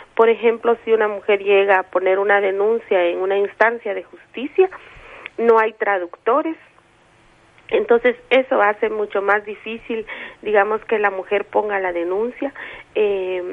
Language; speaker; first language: Spanish; native; Spanish